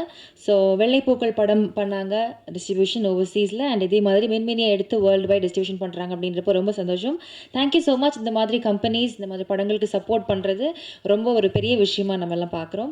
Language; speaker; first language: Tamil; native; Tamil